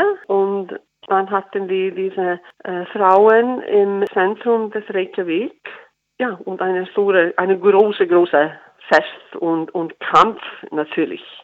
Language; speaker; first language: German; non-native, fluent; Icelandic